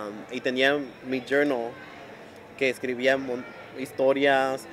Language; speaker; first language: Spanish; early bilingual, heritage; Spanish